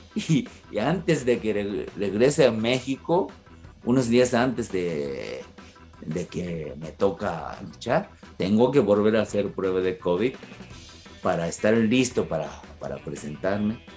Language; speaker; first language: Spanish; non-native, fluent; Japanese